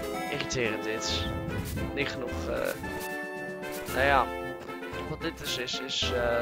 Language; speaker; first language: Dutch; native; Dutch